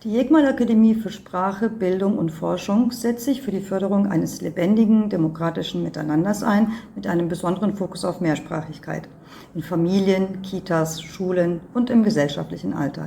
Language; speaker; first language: German; non-native, fluent; Kurdish